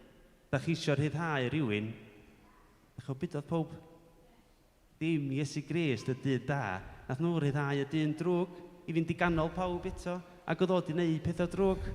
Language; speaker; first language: Welsh; native; Welsh